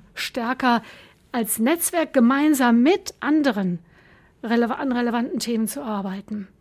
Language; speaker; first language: German; native; German